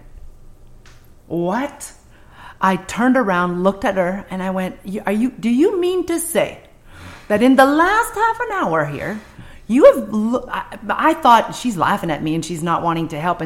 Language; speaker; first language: English; non-native, fluent; French